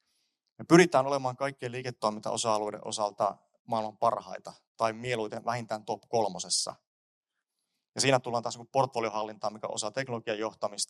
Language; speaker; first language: Finnish; native; Finnish